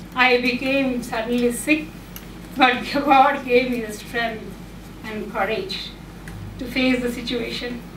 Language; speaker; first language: English; non-native, local second language; Telugu